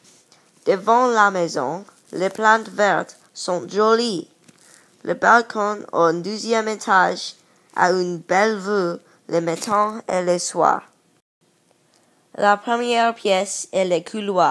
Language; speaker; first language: French; non-native, learner; English